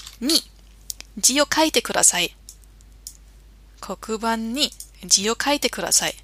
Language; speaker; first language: Japanese; non-native, fluent; German